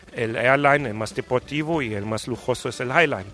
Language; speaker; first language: Spanish; non-native, fluent; German